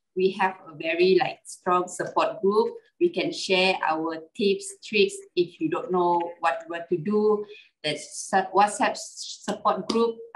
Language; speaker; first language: English; non-native, local second language; Malay